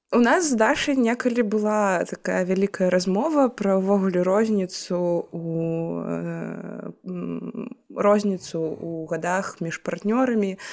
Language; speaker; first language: Belarusian; non-native, local second language; Russian